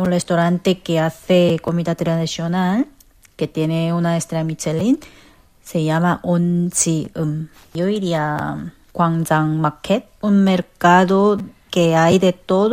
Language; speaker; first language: Spanish; non-native, learner; Korean